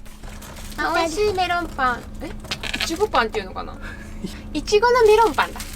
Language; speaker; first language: Japanese; native; Japanese